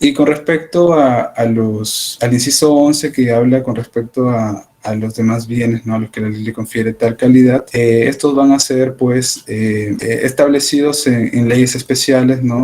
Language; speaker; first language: Spanish; native; Spanish